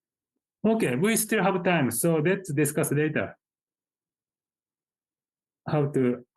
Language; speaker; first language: English; non-native, fluent; Japanese